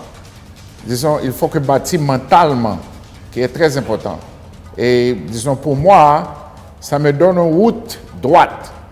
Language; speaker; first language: French; non-native, learner; Haitian Creole